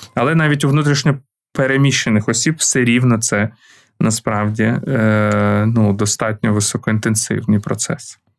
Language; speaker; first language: Ukrainian; non-native, local second language; Russian